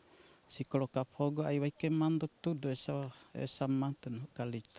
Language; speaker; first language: Portuguese; non-native, local second language; Guarani